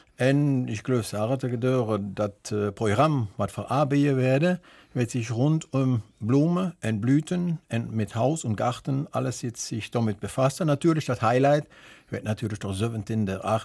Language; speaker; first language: German; native; German